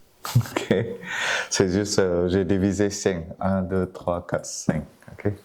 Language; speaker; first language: French; non-native, fluent; Vietnamese